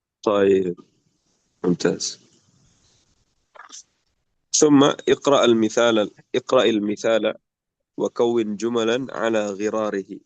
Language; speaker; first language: Arabic; non-native, fluent; Indonesian